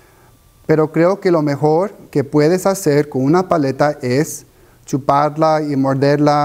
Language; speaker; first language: Spanish; early bilingual, heritage; Spanish